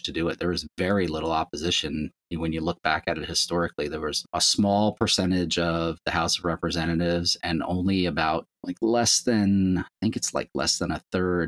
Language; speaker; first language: English; native; English